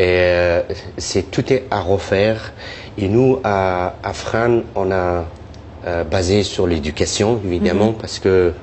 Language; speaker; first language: French; non-native, fluent; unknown